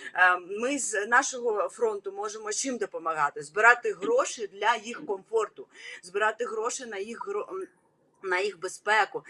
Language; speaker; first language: Ukrainian; non-native, local second language; Russian